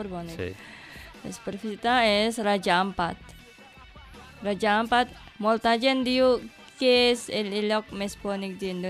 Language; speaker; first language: Catalan; non-native, learner; Indonesian